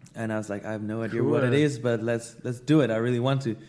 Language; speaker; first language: English; non-native, fluent; Dutch